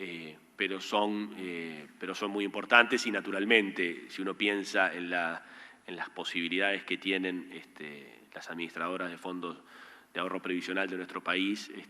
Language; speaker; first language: Spanish; native; Spanish